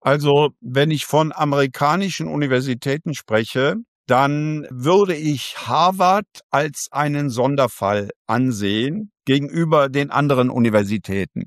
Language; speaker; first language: German; native; German